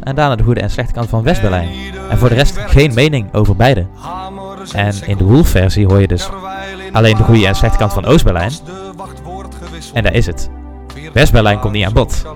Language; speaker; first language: Dutch; native; Dutch